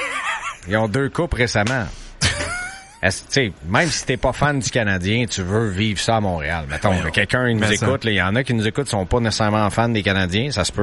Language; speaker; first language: French; native; French